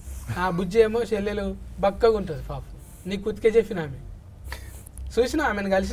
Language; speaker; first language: Telugu; native; Telugu